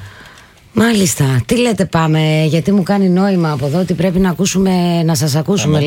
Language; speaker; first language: Greek; native; Greek